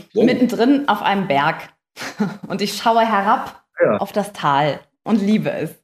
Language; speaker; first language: German; native; German